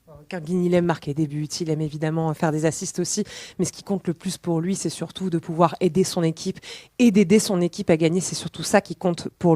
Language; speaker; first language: French; native; French